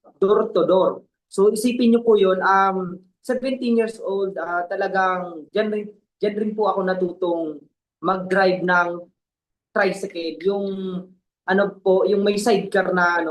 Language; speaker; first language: Filipino; non-native, local second language; Bikol